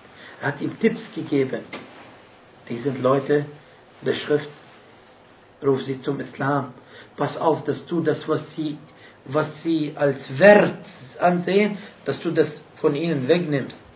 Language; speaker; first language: German; non-native, fluent; Arabic